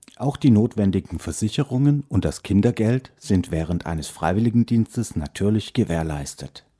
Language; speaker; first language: German; native; German